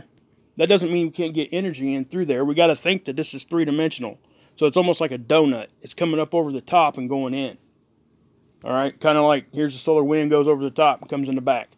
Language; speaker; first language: English; native; English